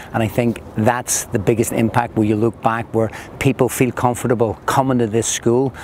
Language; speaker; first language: English; native; English